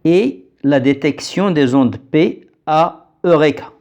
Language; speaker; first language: French; non-native, local second language; Arabic